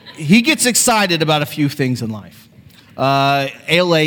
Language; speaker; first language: English; native; English